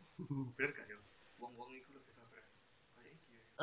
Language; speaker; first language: Indonesian; native; Indonesian